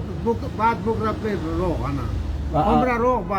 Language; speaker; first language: Arabic; non-native, learner; Pashto